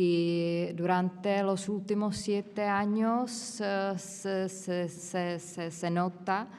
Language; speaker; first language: Spanish; non-native, fluent; Czech